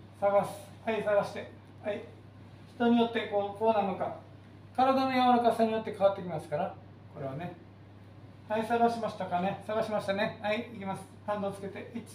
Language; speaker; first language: Japanese; native; Japanese